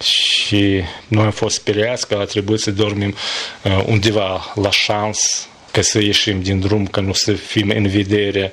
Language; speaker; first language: Romanian; non-native, learner; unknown